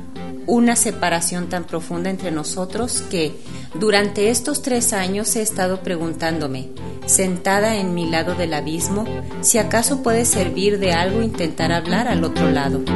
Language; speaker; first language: Spanish; native; Spanish